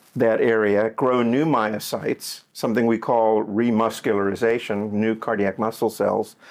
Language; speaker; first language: English; native; English